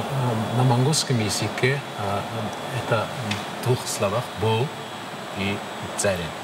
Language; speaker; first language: Russian; non-native, fluent; Mongolian